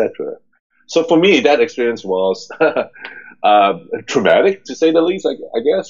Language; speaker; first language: English; early bilingual, other home language; Cantonese